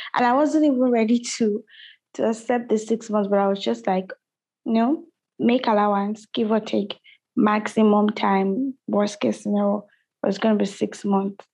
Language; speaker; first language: English; non-native, local second language; Yoruba